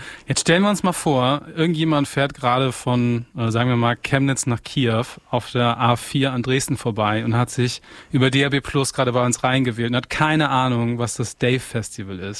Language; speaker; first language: German; native; German